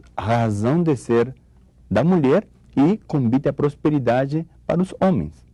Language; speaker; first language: Portuguese; non-native, fluent; Spanish